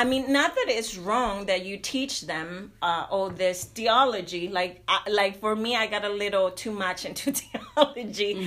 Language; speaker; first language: English; non-native, fluent; Spanish